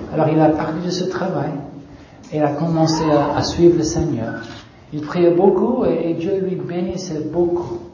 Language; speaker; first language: French; non-native, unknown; English